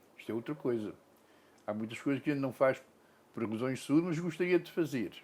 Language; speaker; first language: Portuguese; non-native, local second language; Kabuverdianu